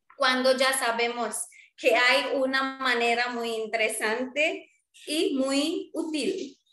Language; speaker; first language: Spanish; non-native, fluent; Marwari